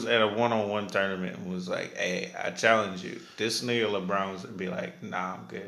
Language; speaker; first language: English; native; English